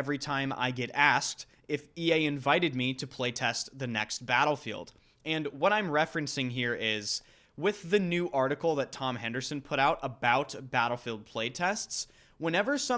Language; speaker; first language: English; native; English